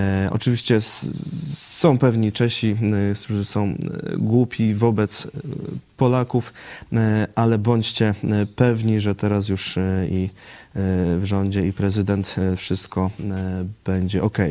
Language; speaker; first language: Polish; native; Polish